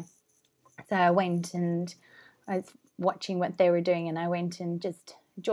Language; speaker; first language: English; native; English